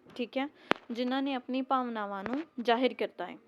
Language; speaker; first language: Hindi; non-native, local second language; Punjabi